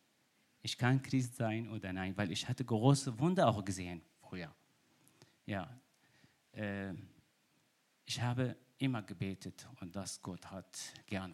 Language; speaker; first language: German; non-native, learner; Kurdish